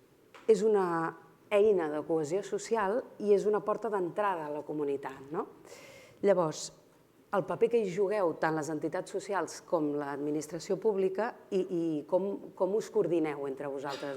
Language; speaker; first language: Catalan; native; Catalan